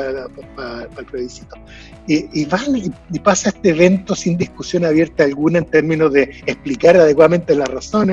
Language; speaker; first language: Spanish; native; Spanish